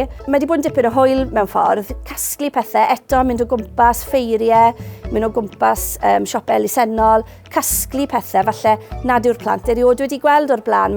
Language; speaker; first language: Welsh; native; Welsh